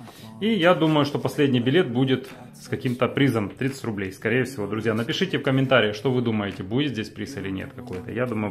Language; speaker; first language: Russian; native; Russian